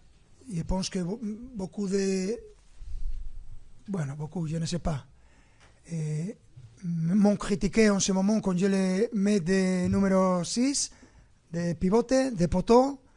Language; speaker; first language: French; non-native, fluent; Spanish